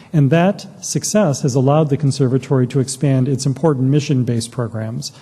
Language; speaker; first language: English; native; English